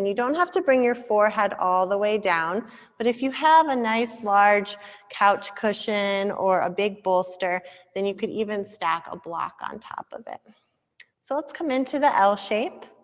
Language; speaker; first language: English; native; English